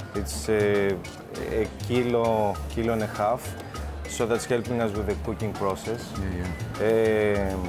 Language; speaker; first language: English; non-native, fluent; Greek